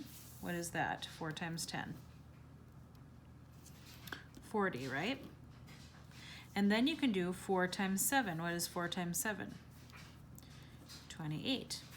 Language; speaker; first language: English; native; English